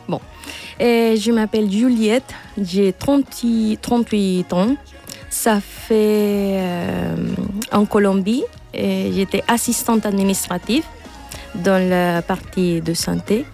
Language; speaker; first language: French; non-native, learner; Spanish